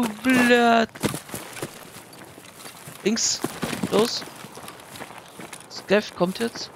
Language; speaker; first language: German; native; German